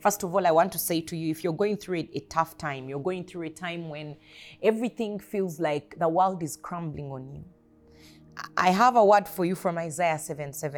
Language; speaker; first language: English; non-native, local second language; Ganda